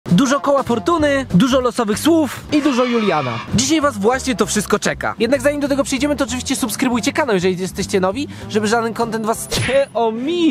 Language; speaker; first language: Polish; native; Polish